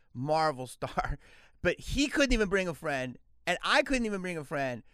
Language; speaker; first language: English; native; English